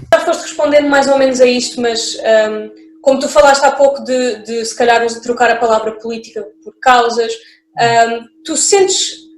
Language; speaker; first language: Portuguese; native; Portuguese